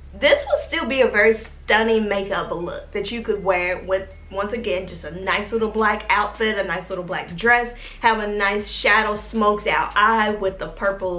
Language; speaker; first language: English; native; English